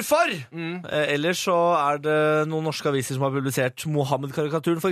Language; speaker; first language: Norwegian; native; Norwegian